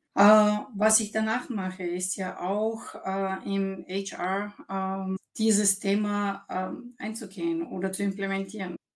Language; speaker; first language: German; non-native, fluent; Bulgarian